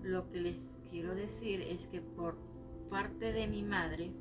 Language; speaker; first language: Spanish; native; Spanish